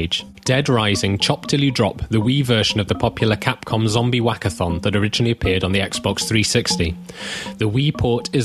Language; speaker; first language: English; native; English